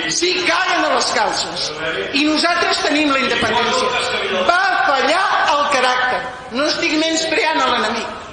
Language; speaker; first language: Catalan; non-native, local second language; Spanish